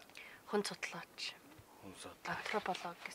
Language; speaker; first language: Mongolian; non-native, fluent; English